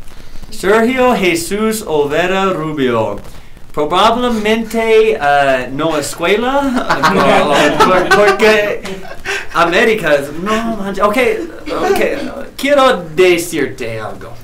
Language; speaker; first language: Spanish; non-native, learner; English